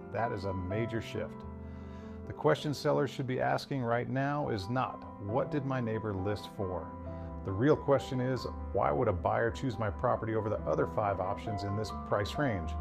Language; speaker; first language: English; native; English